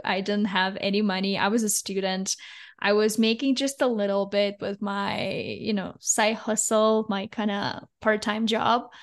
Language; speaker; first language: English; non-native, fluent; Russian